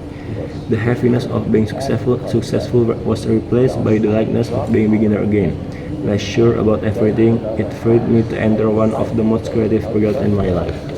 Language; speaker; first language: English; non-native, learner; Indonesian